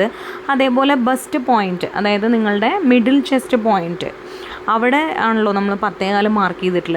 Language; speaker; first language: Malayalam; native; Malayalam